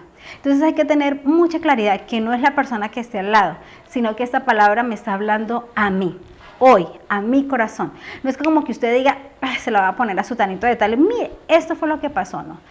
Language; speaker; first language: Spanish; native; Spanish